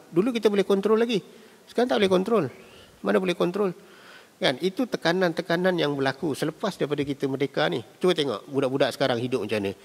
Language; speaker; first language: Malay; native; Malay